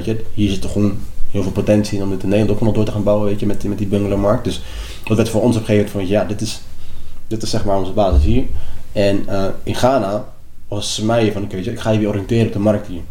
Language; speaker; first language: Dutch; native; Dutch